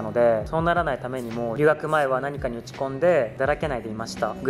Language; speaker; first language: Japanese; native; Japanese